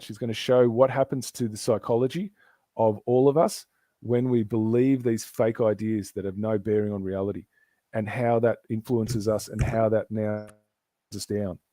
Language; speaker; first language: English; native; English